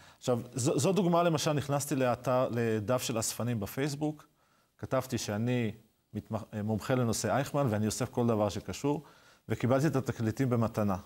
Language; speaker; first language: Hebrew; native; Hebrew